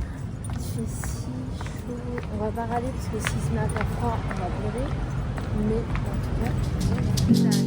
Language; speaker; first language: French; native; French